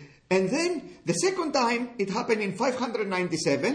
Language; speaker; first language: English; non-native, fluent; Greek